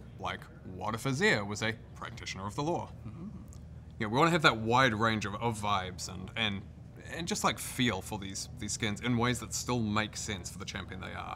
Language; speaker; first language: English; native; English